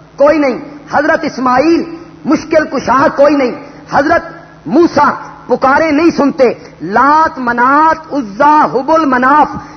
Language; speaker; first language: Urdu; non-native, local second language; Punjabi